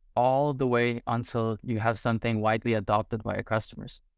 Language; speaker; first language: English; non-native, fluent; Portuguese